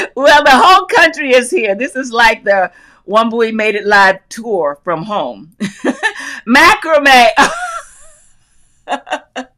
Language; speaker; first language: English; native; English